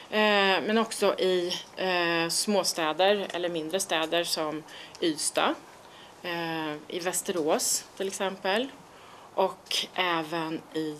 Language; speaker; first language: Swedish; native; Swedish